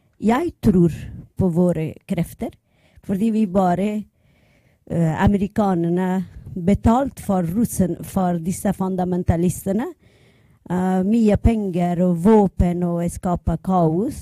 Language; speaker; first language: Norwegian; non-native, learner; Persian